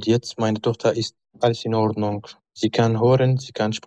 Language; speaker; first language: German; non-native, learner; Arabic